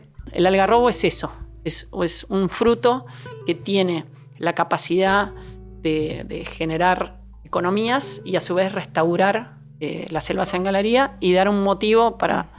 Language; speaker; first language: Spanish; native; Spanish